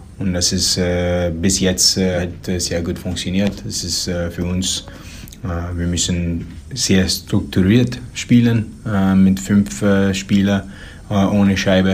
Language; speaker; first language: German; non-native, learner; English